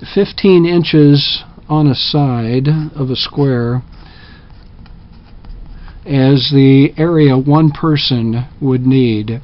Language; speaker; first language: English; native; English